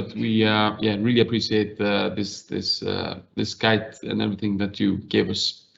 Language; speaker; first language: English; non-native, fluent; Icelandic